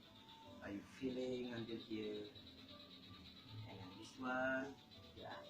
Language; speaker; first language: English; non-native, learner; Indonesian